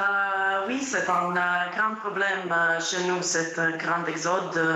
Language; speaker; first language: French; non-native, fluent; Croatian